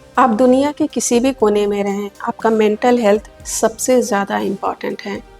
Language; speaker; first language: Hindi; native; Hindi